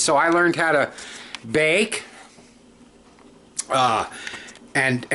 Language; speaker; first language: English; native; English